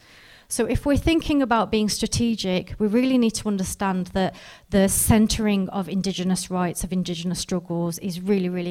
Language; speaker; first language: English; native; English